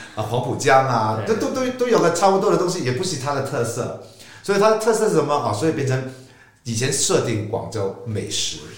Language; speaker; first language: Chinese; non-native, local second language; Cantonese